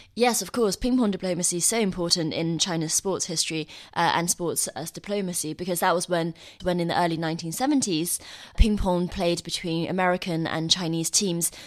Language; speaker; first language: English; non-native, fluent; Chinese